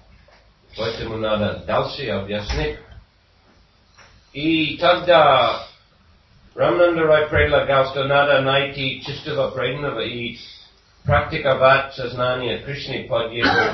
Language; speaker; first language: Russian; non-native, fluent; English